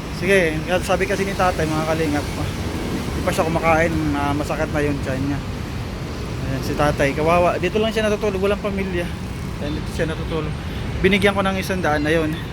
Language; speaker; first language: Filipino; native; Filipino